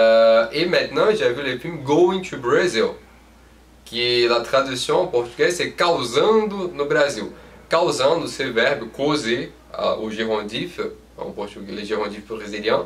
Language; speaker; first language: French; non-native, fluent; Portuguese